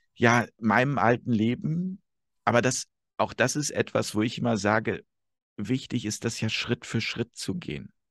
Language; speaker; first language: German; native; German